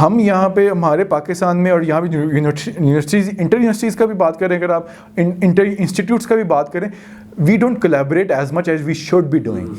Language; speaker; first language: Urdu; non-native, local second language; Punjabi